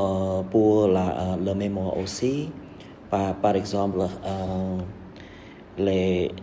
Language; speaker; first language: French; non-native, learner; Khmer